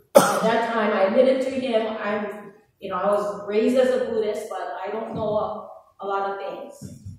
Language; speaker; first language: English; native; English